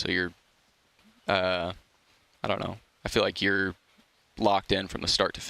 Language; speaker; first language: English; native; English